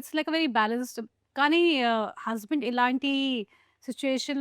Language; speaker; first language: Telugu; non-native, local second language; Hindi